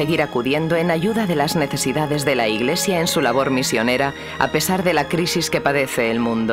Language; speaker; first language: Spanish; native; Spanish